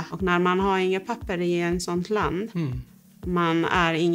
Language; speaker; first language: Swedish; non-native, fluent; Persian